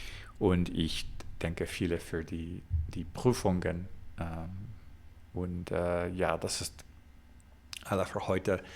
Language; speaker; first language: German; non-native, learner; English